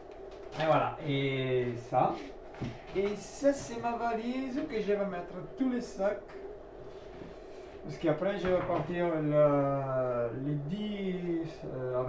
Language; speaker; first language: French; non-native, learner; Italian